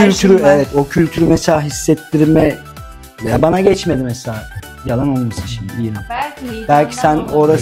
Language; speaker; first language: Turkish; native; Turkish